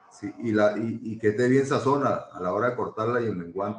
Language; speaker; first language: Spanish; native; Spanish